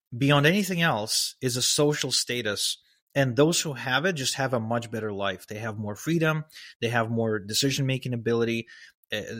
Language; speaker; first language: English; early bilingual, other home language; Hebrew